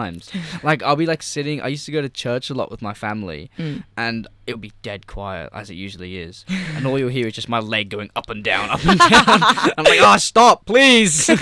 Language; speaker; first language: English; native; English